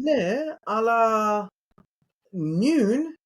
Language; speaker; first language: Greek; non-native, learner; English